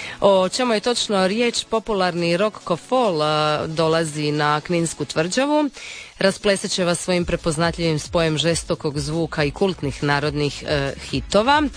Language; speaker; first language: Serbian; native; Serbian